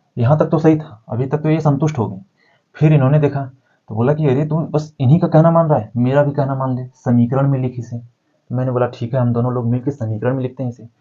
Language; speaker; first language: Hindi; native; Hindi